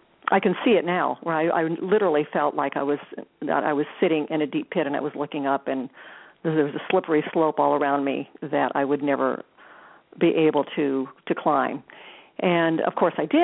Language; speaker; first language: English; native; English